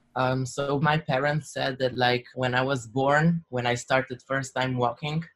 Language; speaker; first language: English; non-native, learner; Slovenian